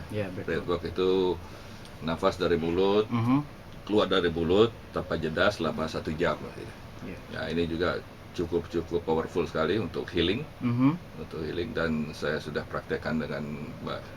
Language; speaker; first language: Indonesian; non-native, local second language; Javanese